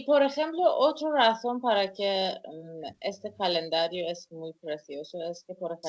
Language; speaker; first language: Spanish; non-native, fluent; Persian